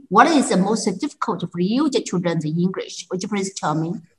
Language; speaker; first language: English; non-native, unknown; Chinese